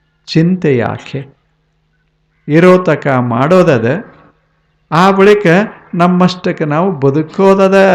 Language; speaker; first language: Kannada; native; Kannada